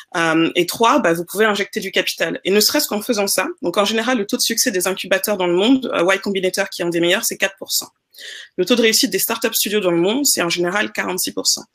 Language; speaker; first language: French; non-native, local second language; Wolof